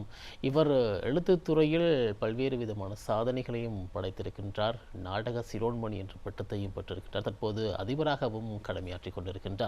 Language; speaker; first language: Tamil; native; Tamil